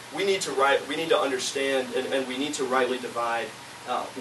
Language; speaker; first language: English; native; English